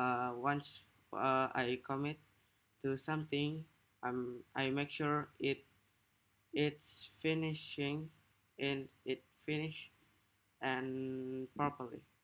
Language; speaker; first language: English; non-native, learner; Indonesian